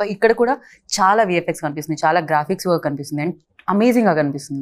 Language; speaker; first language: Telugu; native; Telugu